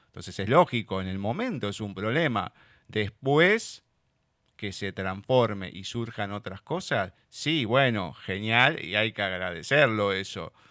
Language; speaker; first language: Spanish; native; Spanish